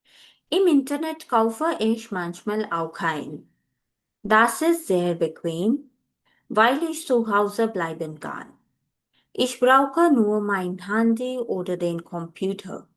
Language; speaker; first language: German; non-native, fluent; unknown